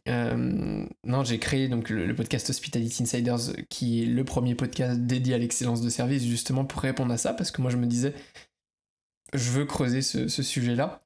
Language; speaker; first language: French; native; French